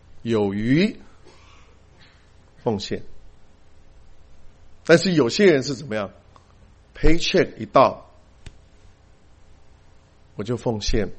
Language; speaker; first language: Chinese; native; Chinese